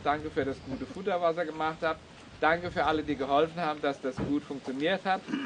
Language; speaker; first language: German; native; German